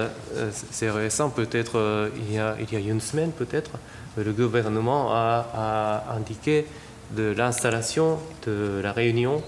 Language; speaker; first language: French; non-native, fluent; Japanese